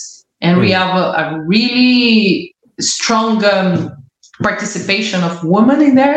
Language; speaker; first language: English; non-native, learner; Portuguese